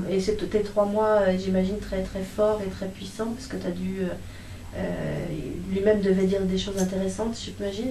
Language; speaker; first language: French; native; French